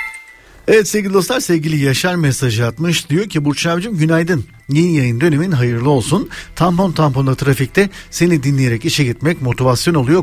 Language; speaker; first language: Turkish; native; Turkish